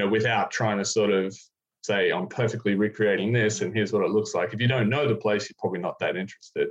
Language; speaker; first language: English; native; English